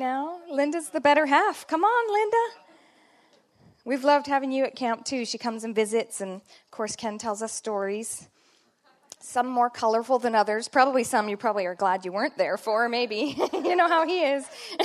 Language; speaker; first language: English; native; English